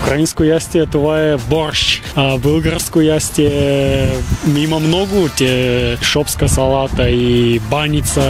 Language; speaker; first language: Bulgarian; early bilingual, heritage; Bulgarian